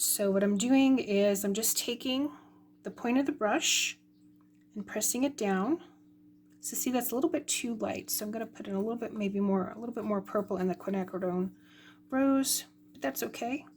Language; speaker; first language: English; native; English